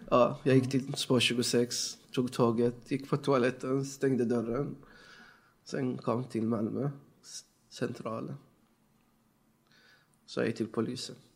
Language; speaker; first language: Swedish; non-native, fluent; Persian